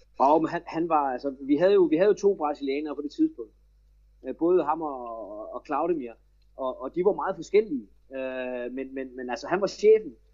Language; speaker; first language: Danish; native; Danish